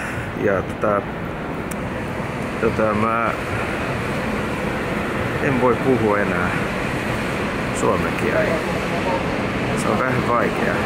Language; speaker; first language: Finnish; non-native, learner; English